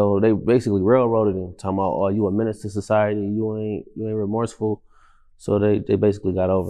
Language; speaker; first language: English; native; English